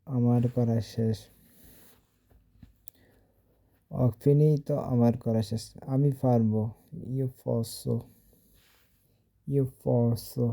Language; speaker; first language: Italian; non-native, fluent; Bangla